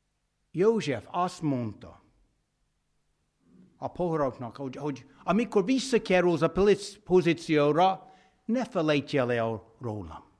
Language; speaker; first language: Hungarian; non-native, fluent; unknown